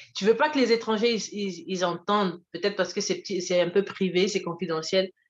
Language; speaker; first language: French; early bilingual, other home language; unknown